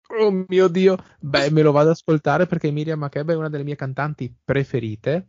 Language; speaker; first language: Italian; native; Italian